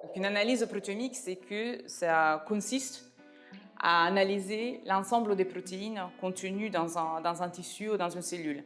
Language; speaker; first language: French; non-native, fluent; Italian